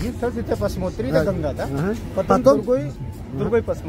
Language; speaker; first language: Russian; non-native, learner; Hindi